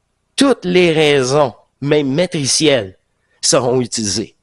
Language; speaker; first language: French; native; French